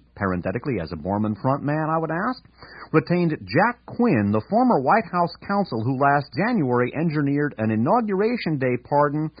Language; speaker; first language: English; native; English